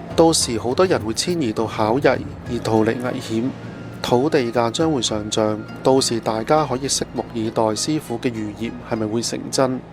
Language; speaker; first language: Cantonese; non-native, fluent; Thai